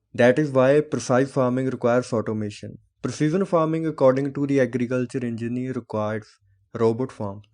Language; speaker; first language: English; non-native, local second language; Punjabi